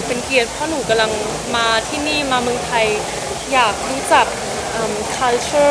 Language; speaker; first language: Thai; early bilingual, heritage; Thai